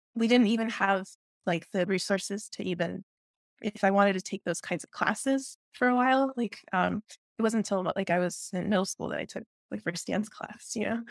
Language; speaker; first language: English; early bilingual, other home language; Spanish